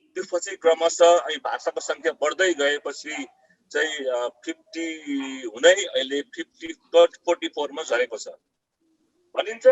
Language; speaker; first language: Nepali; non-native, local second language; Eastern Tamang